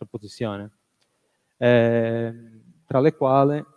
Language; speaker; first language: Italian; non-native, fluent; Portuguese